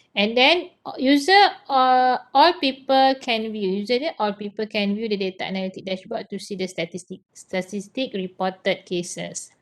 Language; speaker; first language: English; non-native, local second language; Malay